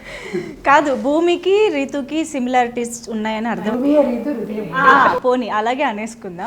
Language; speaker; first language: Telugu; native; Telugu